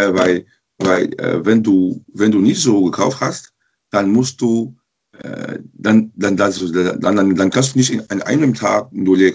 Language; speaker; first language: German; non-native, learner; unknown